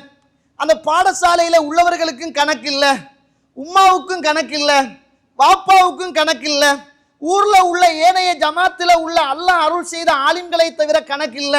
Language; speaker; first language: Tamil; native; Tamil